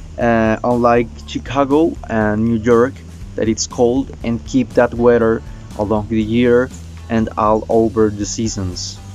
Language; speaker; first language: English; non-native, learner; Spanish